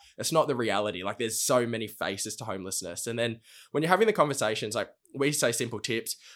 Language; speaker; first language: English; native; English